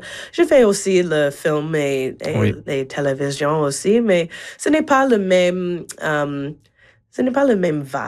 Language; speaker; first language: French; non-native, learner; English